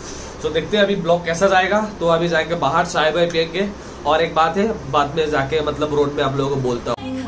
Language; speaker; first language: Hindi; non-native, local second language; Assamese